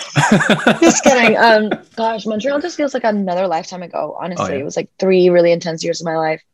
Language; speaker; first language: English; early bilingual, other home language; Spanish